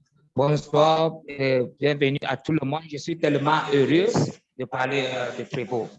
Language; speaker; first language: French; non-native, fluent; English